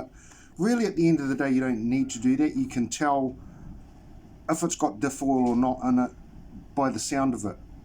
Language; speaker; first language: English; native; English